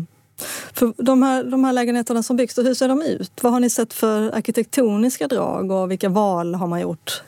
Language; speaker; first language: Swedish; native; Swedish